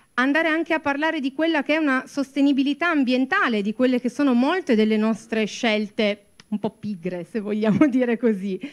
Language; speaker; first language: Italian; native; Italian